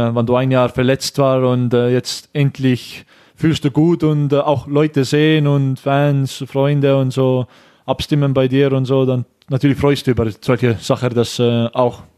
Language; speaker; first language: German; non-native, learner; Estonian